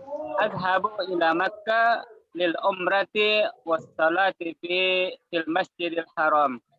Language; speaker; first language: Arabic; non-native, learner; Indonesian